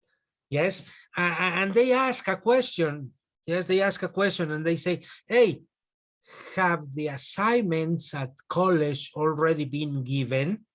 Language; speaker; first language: English; non-native, fluent; Spanish